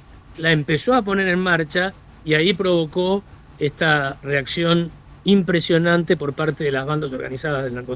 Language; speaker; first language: Spanish; native; Spanish